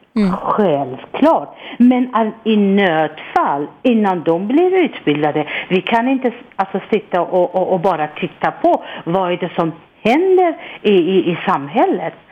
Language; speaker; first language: Swedish; non-native, fluent; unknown